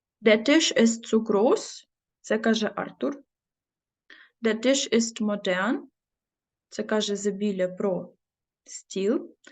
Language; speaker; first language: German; non-native, fluent; Ukrainian